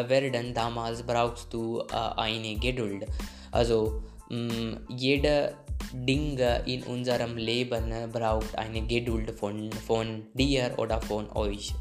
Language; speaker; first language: German; non-native, learner; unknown